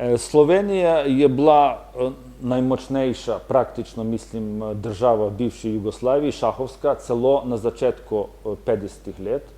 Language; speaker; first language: Slovenian; non-native, fluent; Ukrainian